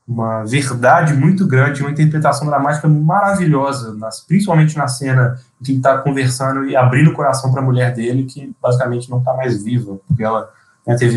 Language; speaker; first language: Portuguese; native; Portuguese